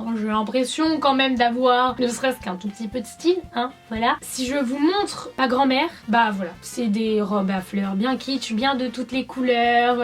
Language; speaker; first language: French; native; French